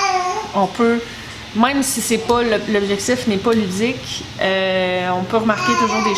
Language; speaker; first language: French; native; French